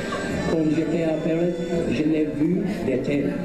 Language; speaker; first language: French; non-native, learner; English